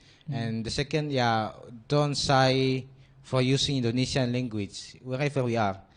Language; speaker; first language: English; non-native, learner; Indonesian